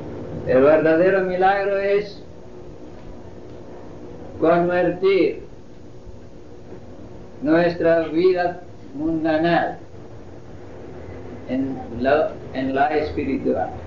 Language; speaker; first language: Spanish; non-native, fluent; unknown